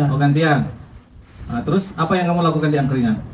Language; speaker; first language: Indonesian; native; Indonesian